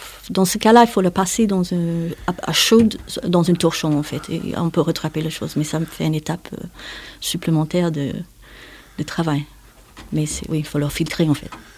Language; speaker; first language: French; non-native, fluent; English